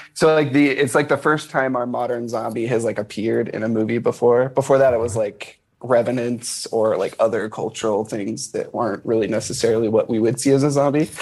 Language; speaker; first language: English; native; English